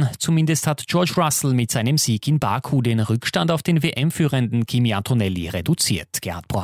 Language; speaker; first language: German; native; German